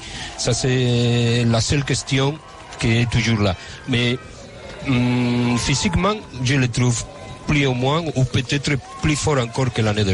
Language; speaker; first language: French; non-native, fluent; Spanish